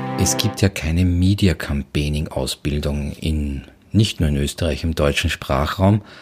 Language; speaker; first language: German; native; German